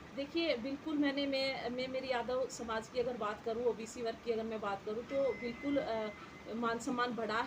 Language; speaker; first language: Hindi; native; Hindi